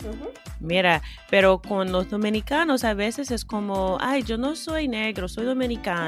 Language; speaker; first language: Spanish; non-native, fluent; English